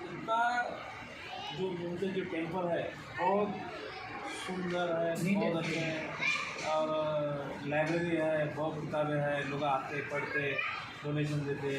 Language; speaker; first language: Hindi; non-native, local second language; Marathi